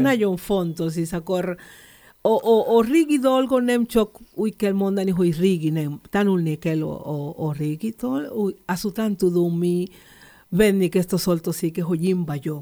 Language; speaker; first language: Hungarian; non-native, fluent; Spanish